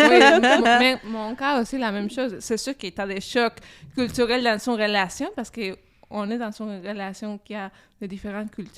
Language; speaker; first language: French; non-native, fluent; Spanish